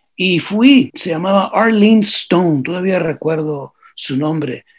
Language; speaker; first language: Spanish; early bilingual, heritage; Spanish